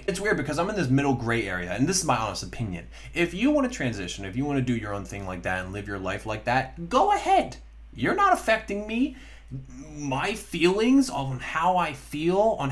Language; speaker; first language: English; native; English